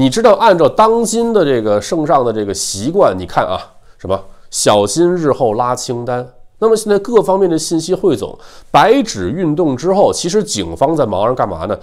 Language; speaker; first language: Chinese; native; Chinese